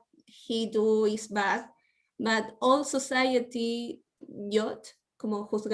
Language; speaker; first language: English; non-native, learner; Spanish